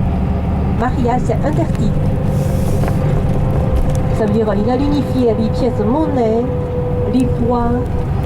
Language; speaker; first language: French; non-native, learner; Chinese